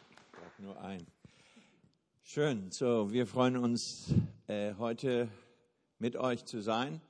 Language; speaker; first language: German; non-native, fluent; English